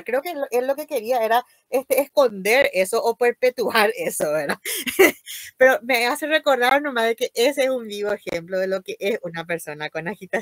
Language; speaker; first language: Spanish; native; Spanish